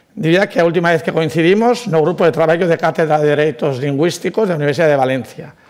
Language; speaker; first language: Spanish; non-native, local second language; Basque